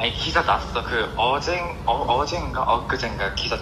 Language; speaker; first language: Korean; native; Korean